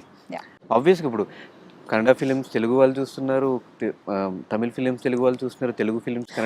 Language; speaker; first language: Telugu; native; Telugu